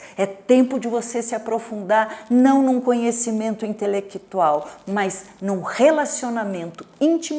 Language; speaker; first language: Portuguese; native; Portuguese